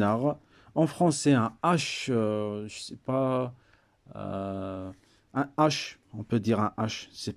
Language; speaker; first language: French; non-native, local second language; Berber languages